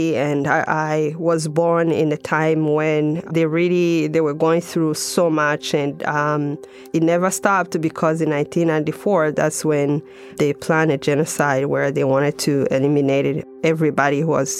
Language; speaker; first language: English; non-native, local second language; Kinyarwanda